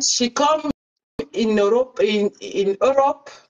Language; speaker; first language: English; non-native, local second language; French